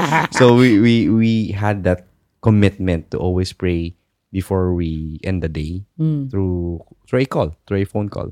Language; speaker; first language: English; non-native, local second language; Filipino